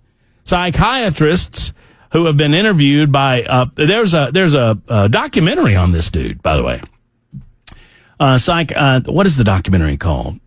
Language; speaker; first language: English; native; English